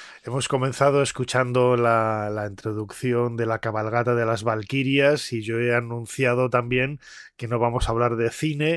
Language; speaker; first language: Spanish; native; Spanish